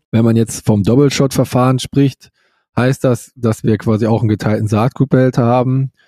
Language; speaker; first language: German; native; German